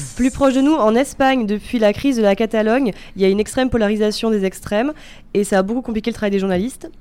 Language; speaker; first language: French; native; French